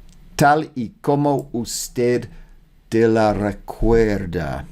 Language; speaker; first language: Spanish; non-native, learner; English